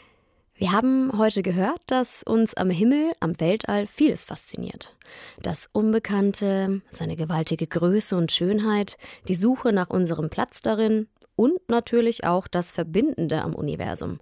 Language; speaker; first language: German; native; German